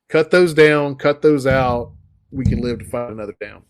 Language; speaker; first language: English; native; English